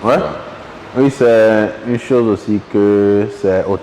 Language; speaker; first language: French; non-native, local second language; Ewe